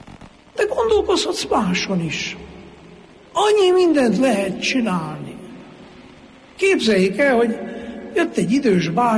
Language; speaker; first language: Hungarian; native; Hungarian